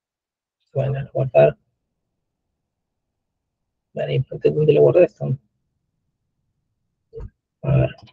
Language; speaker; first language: Spanish; native; Spanish